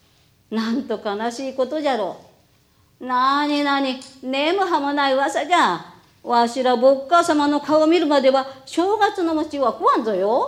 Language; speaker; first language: Japanese; native; Japanese